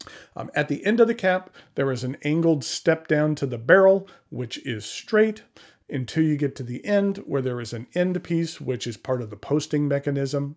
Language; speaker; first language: English; native; English